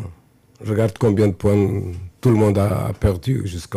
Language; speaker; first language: French; non-native, fluent; Portuguese